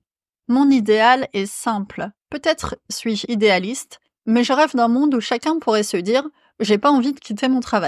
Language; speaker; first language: French; native; French